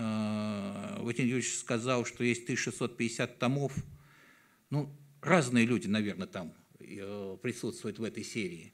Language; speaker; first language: Russian; native; Russian